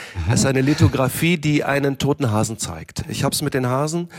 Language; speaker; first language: German; native; German